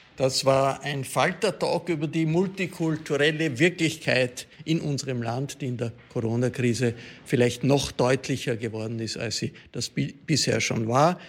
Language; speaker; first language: German; native; German